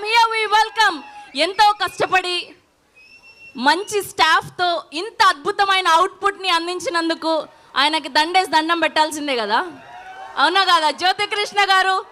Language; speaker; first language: Telugu; native; Telugu